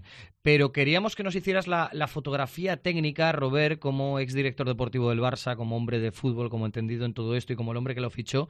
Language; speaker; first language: Spanish; native; Spanish